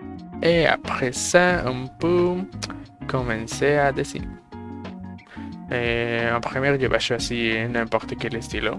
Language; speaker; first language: French; non-native, fluent; Spanish